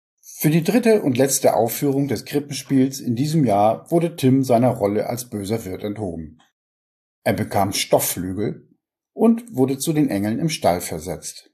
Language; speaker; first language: German; native; German